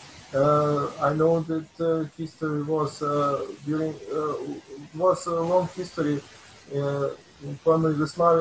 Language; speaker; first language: English; non-native, learner; Bosnian